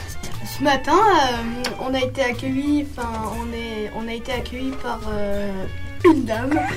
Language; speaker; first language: French; native; French